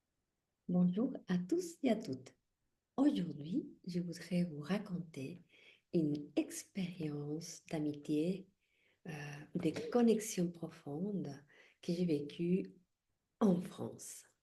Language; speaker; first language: French; non-native, fluent; Spanish